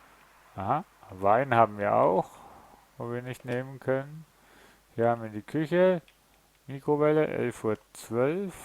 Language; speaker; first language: German; native; German